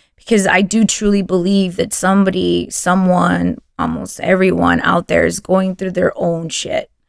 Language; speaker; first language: English; early bilingual, other home language; Spanish